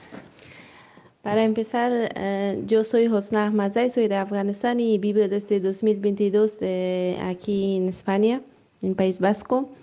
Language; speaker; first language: Spanish; non-native, learner; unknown